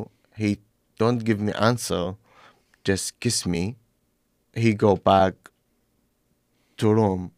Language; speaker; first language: English; non-native, learner; Arabic